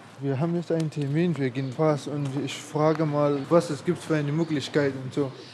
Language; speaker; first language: German; non-native, learner; Persian